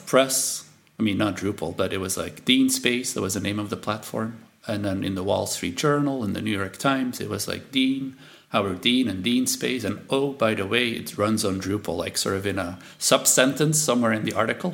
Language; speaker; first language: English; non-native, fluent; Dutch